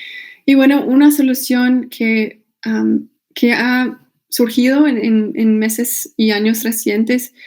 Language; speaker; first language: Spanish; non-native, fluent; English